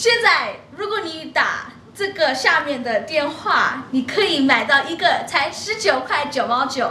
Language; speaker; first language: Chinese; non-native, learner; English